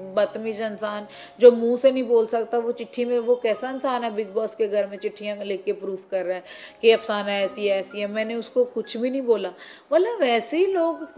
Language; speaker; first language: Hindi; non-native, local second language; Punjabi